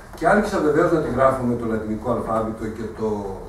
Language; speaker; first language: Greek; non-native, local second language; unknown